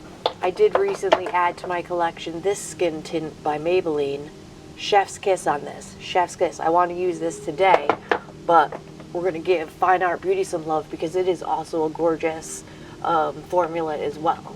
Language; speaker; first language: English; native; English